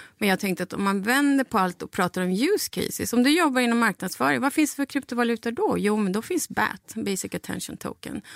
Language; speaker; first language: Swedish; non-native, fluent; Spanish